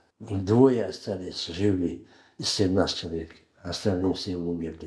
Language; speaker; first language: Russian; non-native, learner; Uzbek